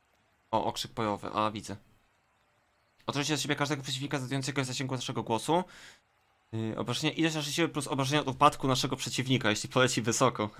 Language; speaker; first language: Polish; native; Polish